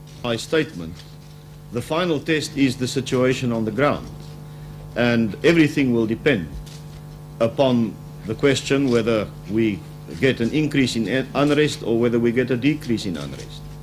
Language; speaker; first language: English; non-native, local second language; Afrikaans